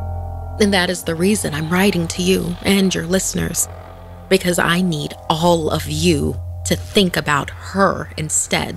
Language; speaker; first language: English; native; English